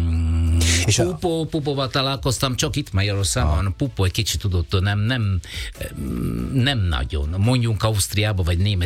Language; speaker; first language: Hungarian; non-native, learner; Italian